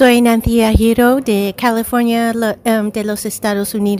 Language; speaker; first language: Spanish; non-native, learner; English